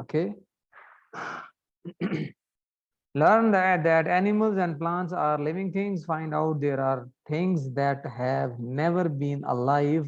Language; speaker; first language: English; non-native, learner; Arabic